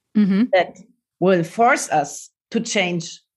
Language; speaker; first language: English; non-native, learner; German